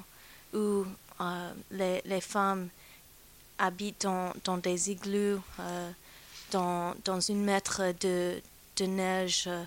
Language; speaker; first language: French; non-native, fluent; English